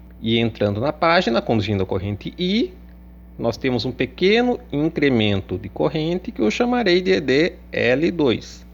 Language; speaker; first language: Portuguese; native; Portuguese